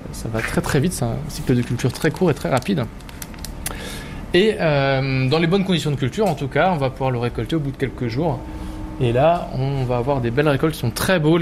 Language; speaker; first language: French; native; French